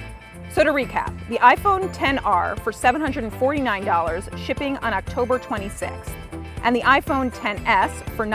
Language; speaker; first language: English; native; English